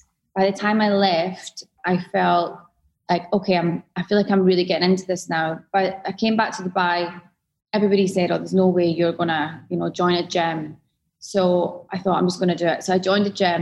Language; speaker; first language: English; native; English